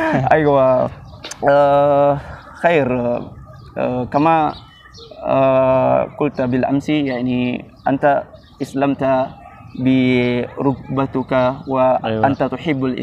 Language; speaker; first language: Arabic; non-native, learner; Indonesian